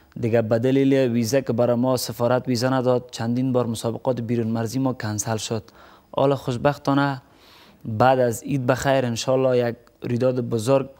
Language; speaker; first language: Persian; native; Persian